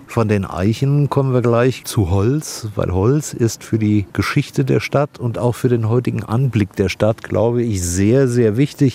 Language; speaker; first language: German; native; German